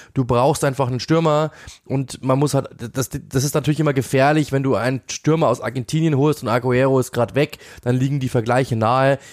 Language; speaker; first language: German; native; German